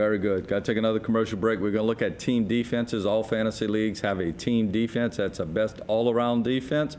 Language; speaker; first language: English; native; English